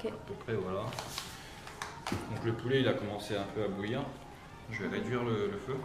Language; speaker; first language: French; native; French